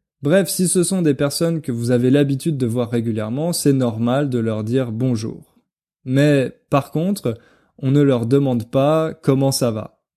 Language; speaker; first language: French; native; French